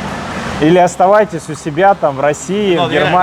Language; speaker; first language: Russian; native; Russian